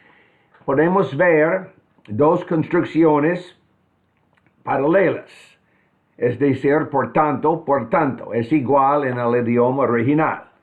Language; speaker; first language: Spanish; non-native, fluent; English